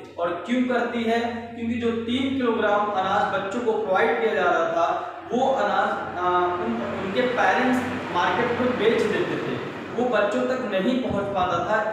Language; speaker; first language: Hindi; native; Hindi